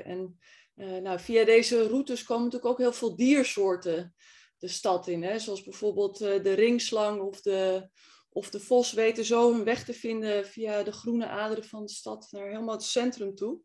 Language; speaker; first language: Dutch; native; Dutch